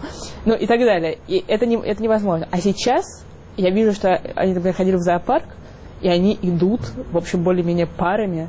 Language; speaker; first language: Russian; native; Russian